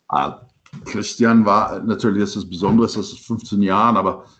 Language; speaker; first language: German; non-native, learner; English